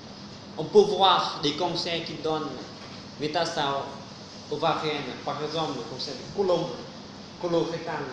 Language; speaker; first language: French; non-native, fluent; Vietnamese